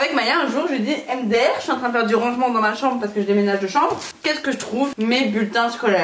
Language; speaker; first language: French; native; French